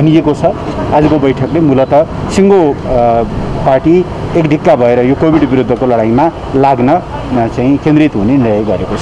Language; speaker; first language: Nepali; native; Nepali